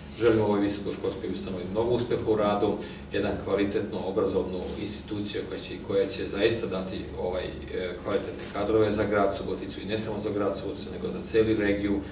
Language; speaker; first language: Serbian; non-native, local second language; Hungarian